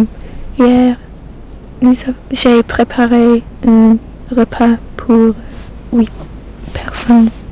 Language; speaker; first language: French; non-native, learner; English